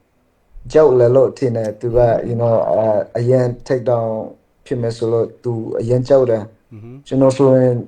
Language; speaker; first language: Burmese; early bilingual, heritage; Burmese